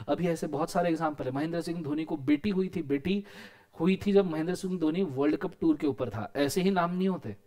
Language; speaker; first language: Hindi; non-native, local second language; Marathi